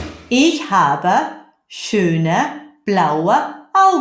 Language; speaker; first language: German; non-native, fluent; English